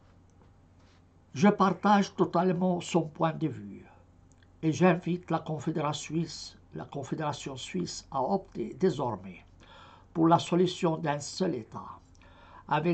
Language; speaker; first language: French; non-native, fluent; Arabic